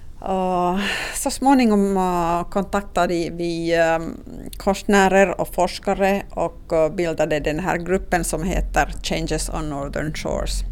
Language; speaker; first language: Swedish; non-native, local second language; Finnish